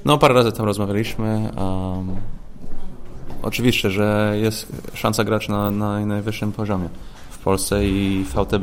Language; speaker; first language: Polish; early bilingual, heritage; Polish